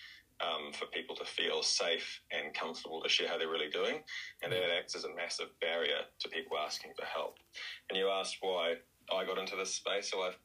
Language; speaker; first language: English; native; English